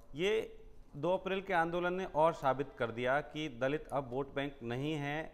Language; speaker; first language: Hindi; native; Hindi